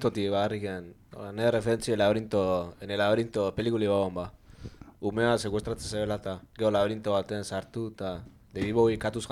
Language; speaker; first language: Basque; native; Basque